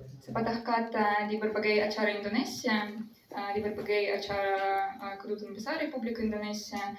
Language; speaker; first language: Indonesian; non-native, fluent; Russian